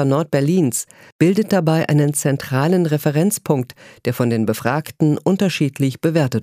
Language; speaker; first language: German; native; German